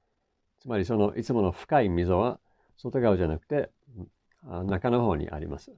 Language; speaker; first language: Japanese; non-native, fluent; English